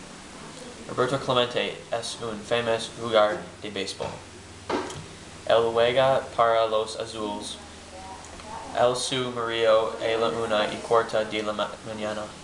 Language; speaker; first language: Spanish; non-native, learner; English